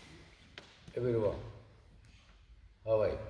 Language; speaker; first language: English; non-native, learner; Japanese